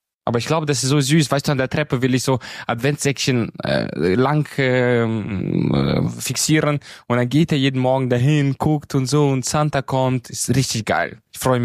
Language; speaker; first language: German; native; German